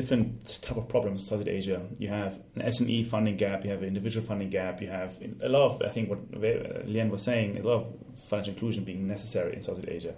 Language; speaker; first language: English; non-native, fluent; German